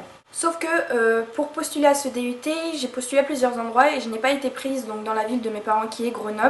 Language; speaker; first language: French; native; French